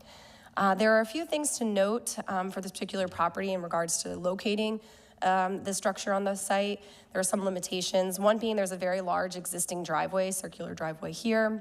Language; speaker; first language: English; native; English